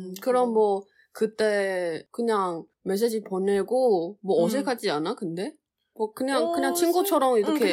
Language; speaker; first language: Korean; non-native, learner; Chinese